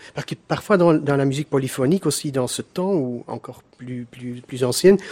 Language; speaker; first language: French; native; French